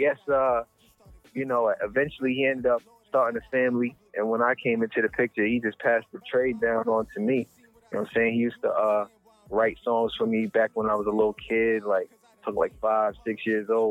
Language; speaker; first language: English; native; English